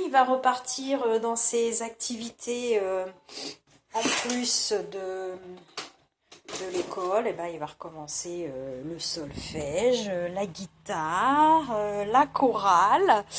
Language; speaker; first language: French; native; French